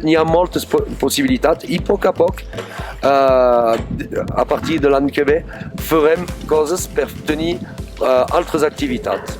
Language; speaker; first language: Catalan; non-native, fluent; French